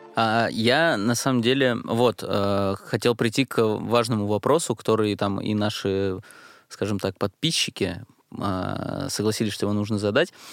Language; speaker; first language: Russian; native; Russian